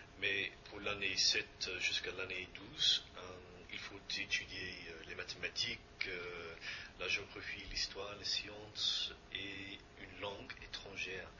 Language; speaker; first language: French; non-native, fluent; English